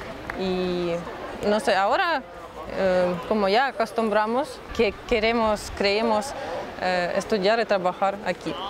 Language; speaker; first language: Spanish; non-native, learner; Russian